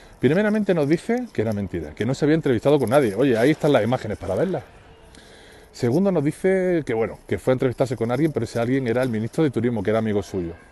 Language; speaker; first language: Spanish; native; Spanish